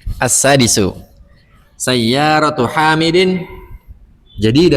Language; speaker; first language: Arabic; non-native, learner; Indonesian